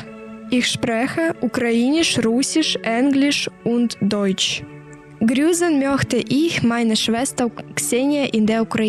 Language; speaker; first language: German; non-native, learner; Ukrainian